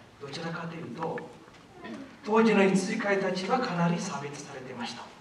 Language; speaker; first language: Japanese; non-native, fluent; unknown